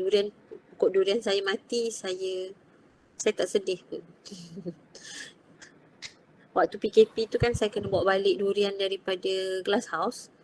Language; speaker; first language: Malay; native; Malay